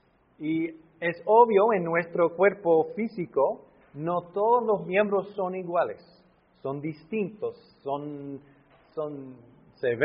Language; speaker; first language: Spanish; non-native, fluent; English